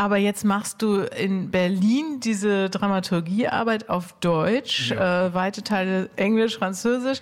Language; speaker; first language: German; native; German